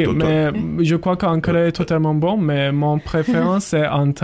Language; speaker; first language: French; non-native, learner; Turkish